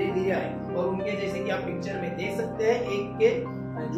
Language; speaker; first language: Hindi; native; Hindi